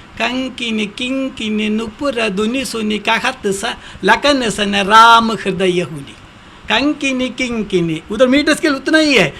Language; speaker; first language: Hindi; non-native, local second language; Tamil